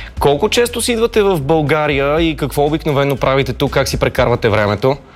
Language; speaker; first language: Bulgarian; native; Bulgarian